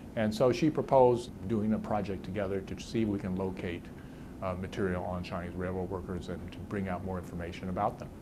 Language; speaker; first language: English; native; English